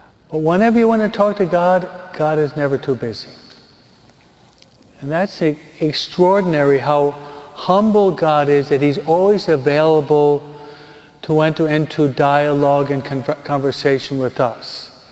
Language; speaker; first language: English; native; English